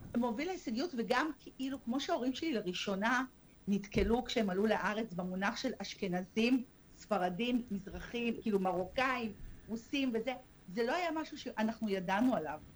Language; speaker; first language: Hebrew; early bilingual, other home language; Russian